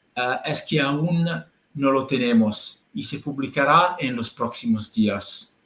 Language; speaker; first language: Spanish; non-native, learner; Italian